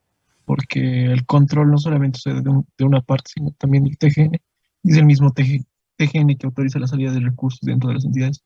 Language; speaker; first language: Spanish; native; Spanish